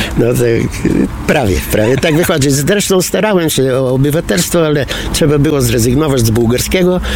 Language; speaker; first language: Polish; non-native, fluent; Bulgarian